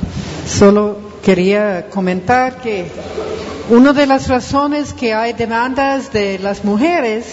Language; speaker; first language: Spanish; non-native, fluent; English